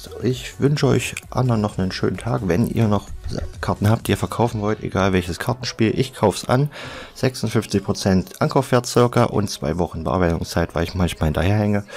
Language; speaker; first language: German; native; German